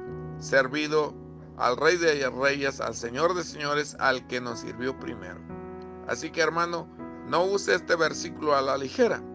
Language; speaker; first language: Spanish; native; Spanish